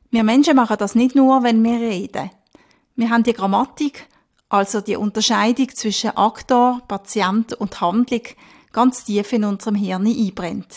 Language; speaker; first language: German; native; German